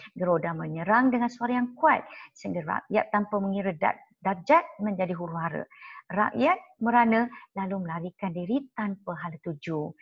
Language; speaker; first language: Malay; non-native, local second language; Chinese